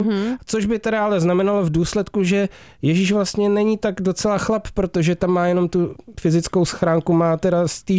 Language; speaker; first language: Czech; native; Czech